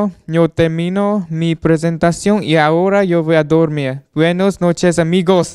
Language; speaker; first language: Spanish; non-native, learner; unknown